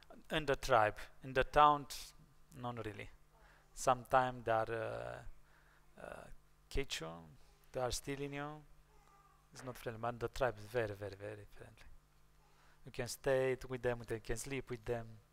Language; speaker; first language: English; non-native, learner; Romanian